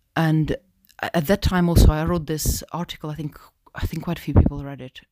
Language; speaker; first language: English; non-native, fluent; Russian